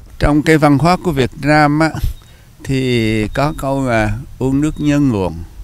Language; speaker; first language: Vietnamese; native; Vietnamese